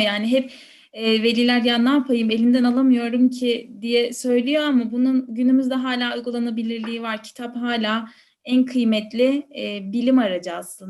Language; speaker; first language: Turkish; native; Turkish